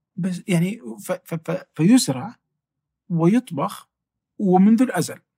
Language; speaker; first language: Arabic; native; Arabic